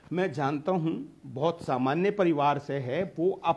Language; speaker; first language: Hindi; native; Hindi